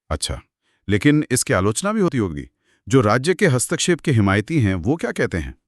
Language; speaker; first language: Hindi; native; Hindi